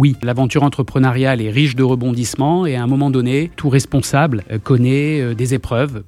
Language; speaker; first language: French; native; French